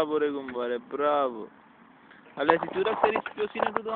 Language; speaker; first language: Greek; non-native, learner; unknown